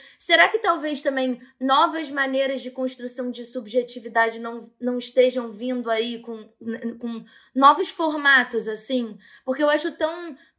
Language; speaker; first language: Portuguese; native; Portuguese